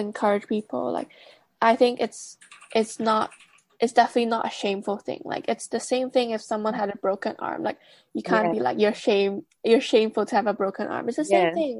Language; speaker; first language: English; non-native, local second language; Cantonese